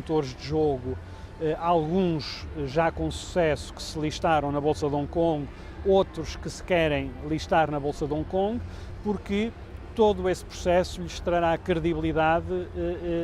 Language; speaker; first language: Portuguese; native; Portuguese